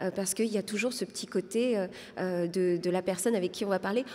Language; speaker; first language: French; non-native, local second language; Arabic